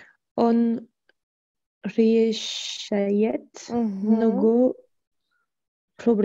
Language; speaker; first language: Russian; non-native, learner; French